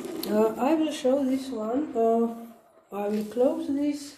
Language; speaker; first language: English; non-native, learner; Slovenian